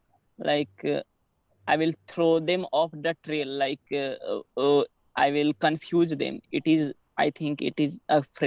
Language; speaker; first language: English; non-native, learner; Hindi